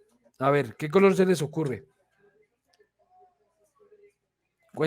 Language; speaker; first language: Spanish; native; Spanish